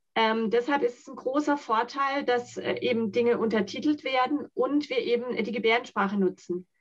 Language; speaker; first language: German; non-native, local second language; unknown